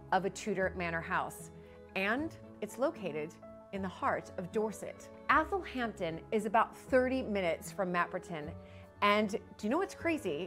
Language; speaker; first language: English; native; English